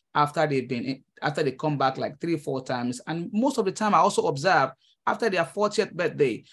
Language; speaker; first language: English; non-native, local second language; Yoruba